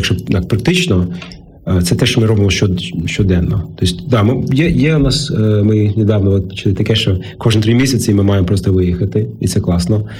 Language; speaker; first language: Ukrainian; non-native, learner; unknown